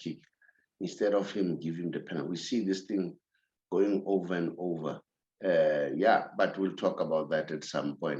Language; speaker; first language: English; non-native, local second language; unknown